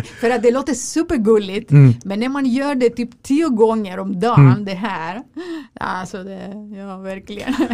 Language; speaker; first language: Swedish; non-native, fluent; Greek